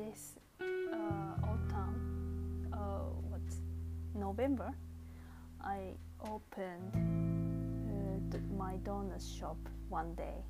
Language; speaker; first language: English; non-native, learner; Japanese